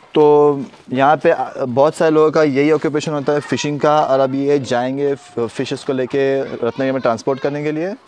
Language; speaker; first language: Hindi; non-native, local second language; Konkani